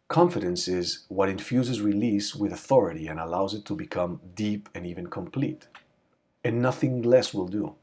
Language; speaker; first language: English; native; English